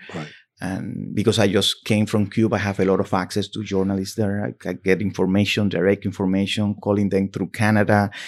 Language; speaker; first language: English; non-native, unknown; Spanish